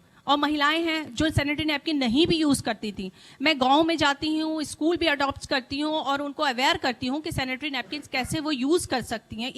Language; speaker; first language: Hindi; native; Hindi